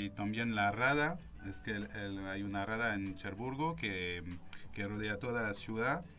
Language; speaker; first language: Spanish; non-native, fluent; French